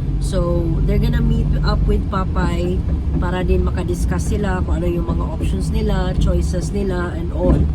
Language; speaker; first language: Filipino; non-native, local second language; Bikol